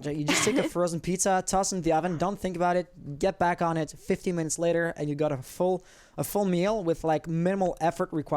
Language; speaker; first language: English; non-native, local second language; French